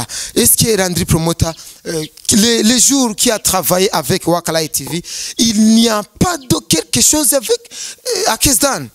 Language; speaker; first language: French; non-native, learner; Rundi